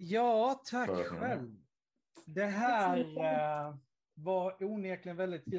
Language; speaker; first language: Swedish; native; Swedish